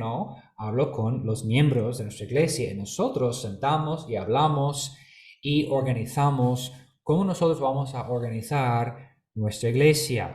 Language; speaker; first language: Spanish; non-native, fluent; English